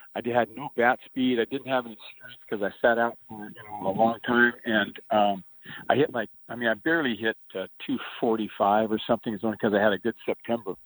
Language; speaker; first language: English; native; English